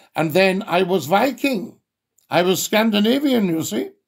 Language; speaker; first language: English; native; English